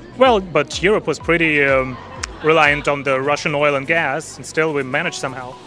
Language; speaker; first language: English; non-native, fluent; Polish